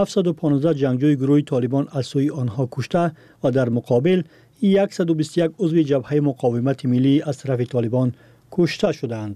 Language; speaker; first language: Persian; native; Persian